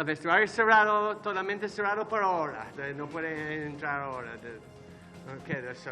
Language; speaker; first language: Spanish; non-native, learner; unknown